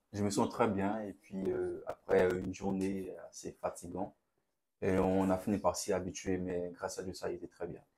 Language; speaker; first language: French; non-native, local second language; Haitian Creole